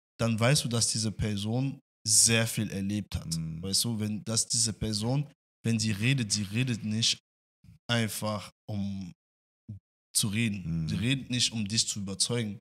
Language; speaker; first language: German; non-native, fluent; French